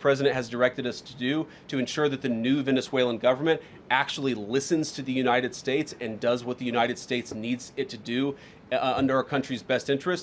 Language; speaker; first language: English; native; English